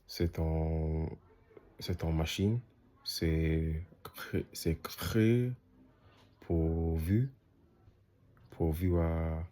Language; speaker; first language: French; non-native, learner; English